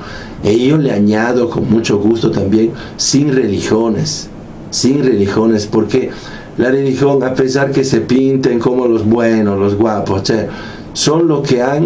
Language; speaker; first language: Spanish; non-native, fluent; Italian